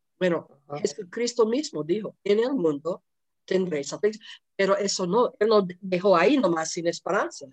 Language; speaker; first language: Spanish; non-native, fluent; English